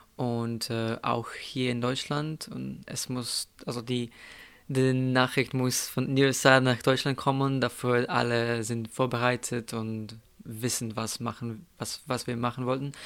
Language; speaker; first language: German; non-native, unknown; Slovenian